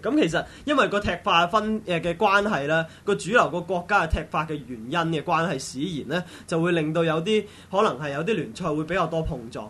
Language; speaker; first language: Cantonese; native; Cantonese